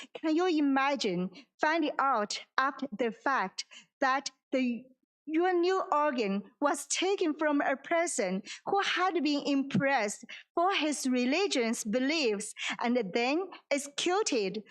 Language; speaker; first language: English; non-native, fluent; Chinese